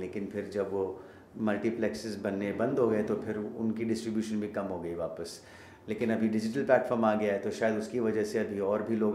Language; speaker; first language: Hindi; native; Hindi